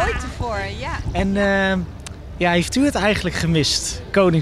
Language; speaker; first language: Dutch; native; Dutch